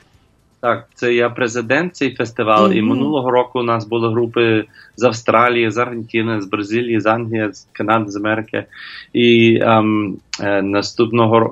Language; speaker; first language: Ukrainian; non-native, learner; English